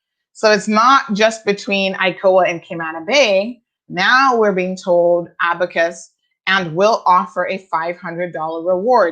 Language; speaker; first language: English; native; English